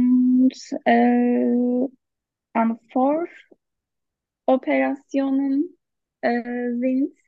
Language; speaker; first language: German; non-native, learner; Turkish